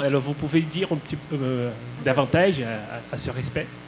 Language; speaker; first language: French; non-native, learner; Portuguese